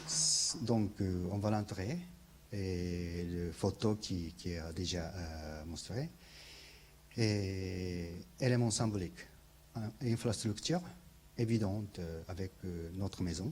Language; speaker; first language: French; non-native, learner; Japanese